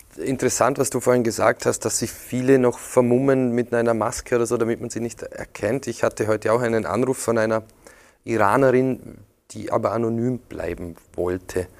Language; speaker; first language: German; native; German